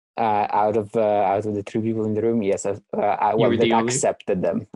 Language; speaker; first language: English; non-native, fluent; Italian